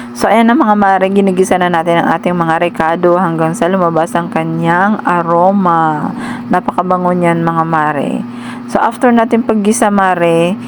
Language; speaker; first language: Filipino; non-native, local second language; Iloko